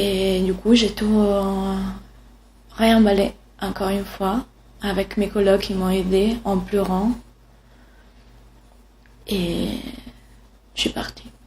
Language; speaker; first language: French; non-native, fluent; Italian